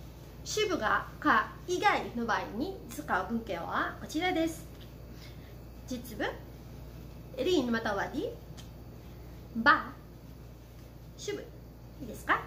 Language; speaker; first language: Japanese; non-native, fluent; Filipino